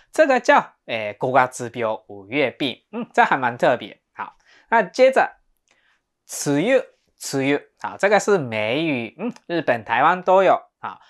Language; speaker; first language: Chinese; non-native, fluent; Japanese